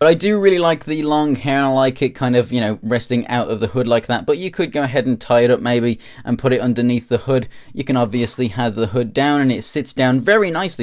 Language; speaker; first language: English; native; English